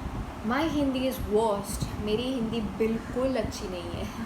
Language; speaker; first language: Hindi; non-native, local second language; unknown